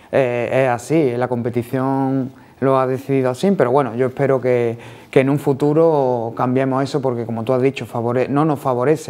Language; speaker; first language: Spanish; native; Spanish